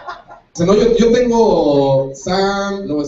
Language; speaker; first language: Spanish; native; Spanish